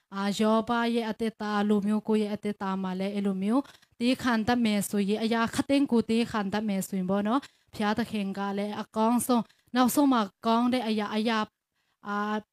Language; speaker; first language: Burmese; non-native, local second language; Tedim Chin